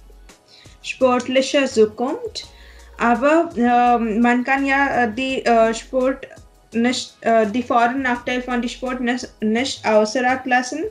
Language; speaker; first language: German; non-native, learner; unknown